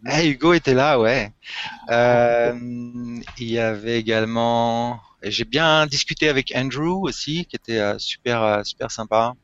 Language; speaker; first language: French; native; French